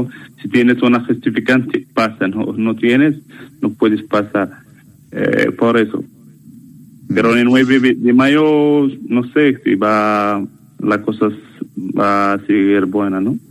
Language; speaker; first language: Spanish; non-native, learner; Arabic